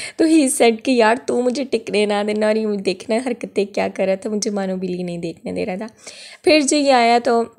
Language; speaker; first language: Urdu; non-native, local second language; Punjabi